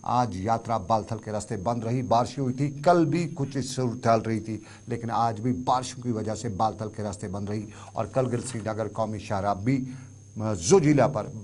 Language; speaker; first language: Urdu; non-native, local second language; Kashmiri